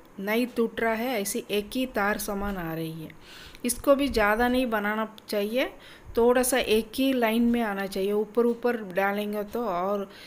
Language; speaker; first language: Hindi; non-native, local second language; Tamil